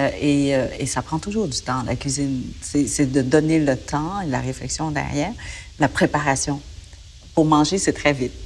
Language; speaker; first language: French; early bilingual, other home language; Vietnamese